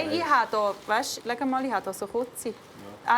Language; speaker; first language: German; native; German